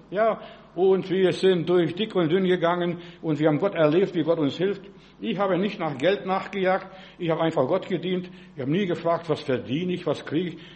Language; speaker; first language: German; non-native, fluent; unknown